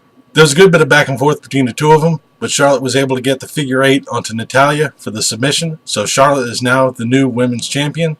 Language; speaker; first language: English; native; English